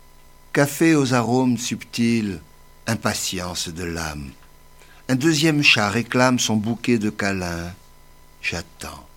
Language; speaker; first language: French; native; French